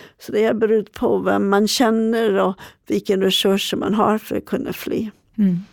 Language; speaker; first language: Swedish; non-native, fluent; English